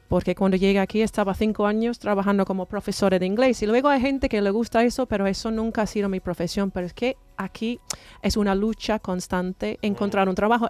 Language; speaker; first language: Spanish; non-native, fluent; English